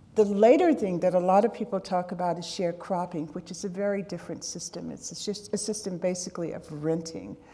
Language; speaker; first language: English; native; English